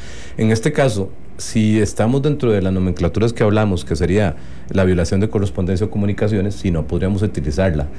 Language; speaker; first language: Spanish; native; Spanish